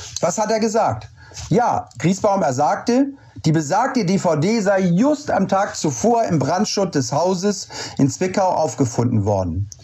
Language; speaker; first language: German; native; German